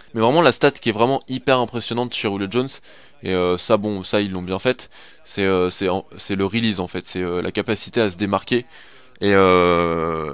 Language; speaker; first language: French; native; French